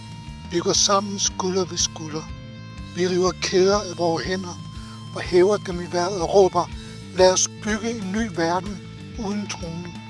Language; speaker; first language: Danish; native; Danish